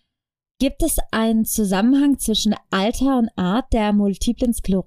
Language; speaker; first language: German; native; German